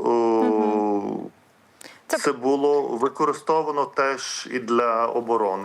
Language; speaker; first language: Ukrainian; non-native, fluent; Lithuanian